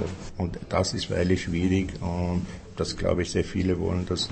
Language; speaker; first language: German; non-native, fluent; Persian